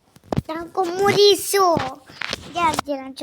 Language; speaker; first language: Romanian; early bilingual, heritage; Romanian